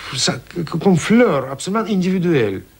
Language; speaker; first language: French; non-native, learner; Russian